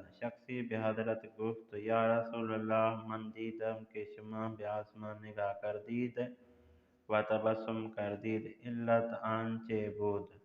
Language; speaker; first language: Persian; non-native, fluent; Urdu